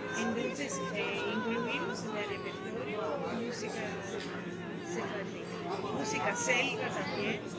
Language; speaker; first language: Spanish; non-native, fluent; Greek